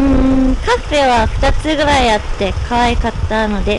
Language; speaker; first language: Japanese; non-native, fluent; English